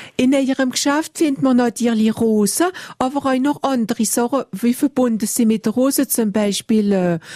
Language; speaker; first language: German; non-native, local second language; French